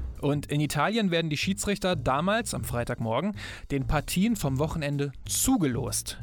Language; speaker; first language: German; native; German